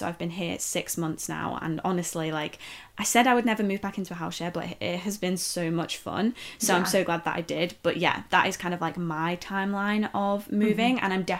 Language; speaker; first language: English; native; English